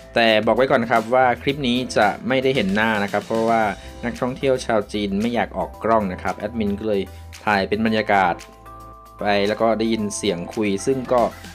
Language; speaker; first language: Thai; native; Thai